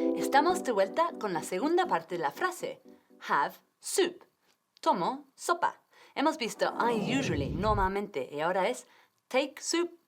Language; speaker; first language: Spanish; non-native, fluent; English